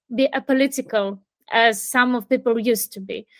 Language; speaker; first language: English; non-native, fluent; Ukrainian